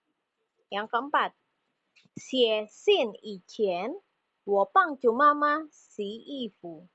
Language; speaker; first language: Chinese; non-native, fluent; Indonesian